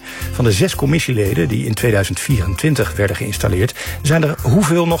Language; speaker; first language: Dutch; native; Dutch